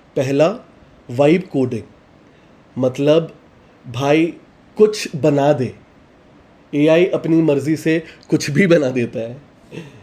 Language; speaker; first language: Hindi; native; Hindi